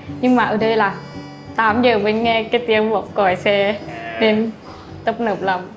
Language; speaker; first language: Vietnamese; non-native, fluent; Lao